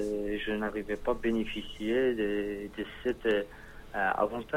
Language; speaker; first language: French; non-native, learner; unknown